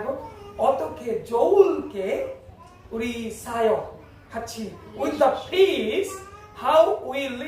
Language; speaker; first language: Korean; non-native, learner; English